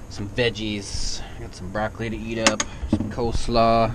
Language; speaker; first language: English; native; English